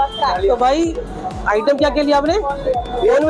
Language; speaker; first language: Hindi; native; Hindi